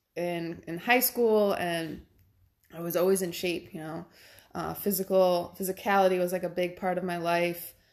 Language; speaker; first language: English; native; English